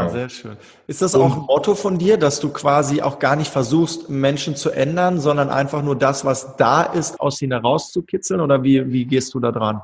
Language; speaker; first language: German; native; German